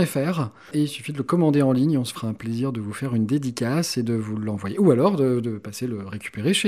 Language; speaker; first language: French; native; French